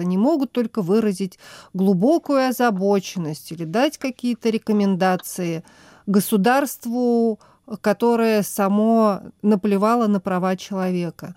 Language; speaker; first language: Russian; native; Russian